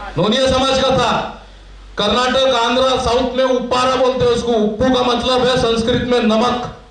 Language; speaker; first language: Hindi; non-native, local second language; Marathi